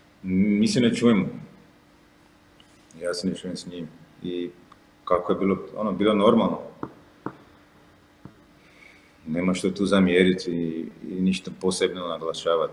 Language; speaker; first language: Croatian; non-native, fluent; Portuguese